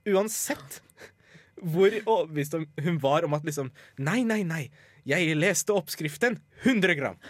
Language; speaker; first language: Norwegian; early bilingual, other home language; Persian